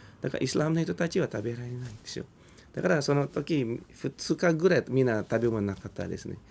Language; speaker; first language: Japanese; non-native, fluent; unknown